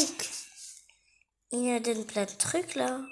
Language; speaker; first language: French; native; French